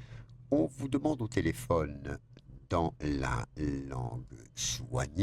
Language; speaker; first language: French; non-native, fluent; Spanish